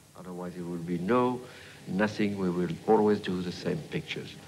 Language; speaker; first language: English; non-native, learner; French